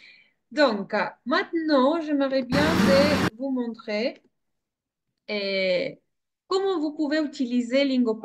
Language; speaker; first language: French; non-native, fluent; Spanish